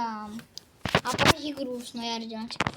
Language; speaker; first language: Romanian; early bilingual, heritage; Romanian